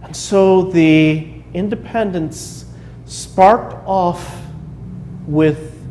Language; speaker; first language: English; native; English